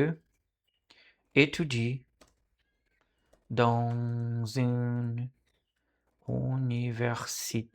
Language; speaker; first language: French; non-native, learner; Portuguese